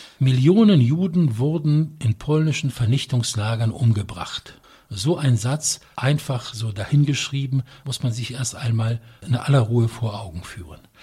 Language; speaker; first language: German; non-native, fluent; Polish